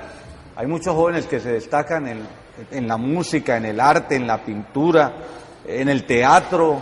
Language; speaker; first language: Spanish; native; Spanish